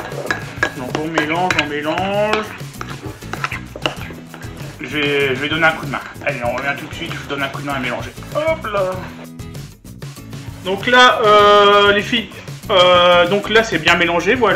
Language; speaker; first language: French; native; French